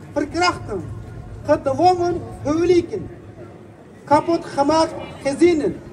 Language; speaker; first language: Dutch; non-native, fluent; Uyghur